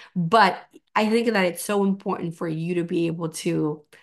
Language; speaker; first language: English; non-native, fluent; Spanish